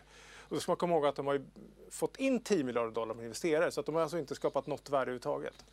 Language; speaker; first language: Swedish; native; Swedish